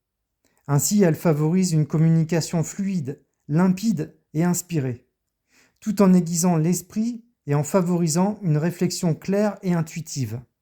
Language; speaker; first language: French; native; French